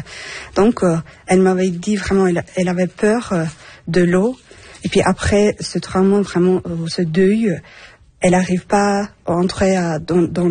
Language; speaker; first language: French; non-native, fluent; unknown